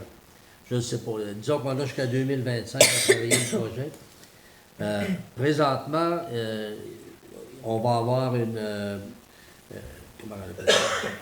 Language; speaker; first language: French; native; French